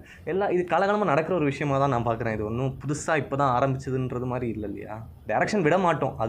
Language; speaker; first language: Tamil; native; Tamil